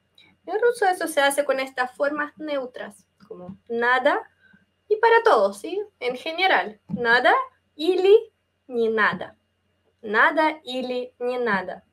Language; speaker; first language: Spanish; non-native, fluent; Russian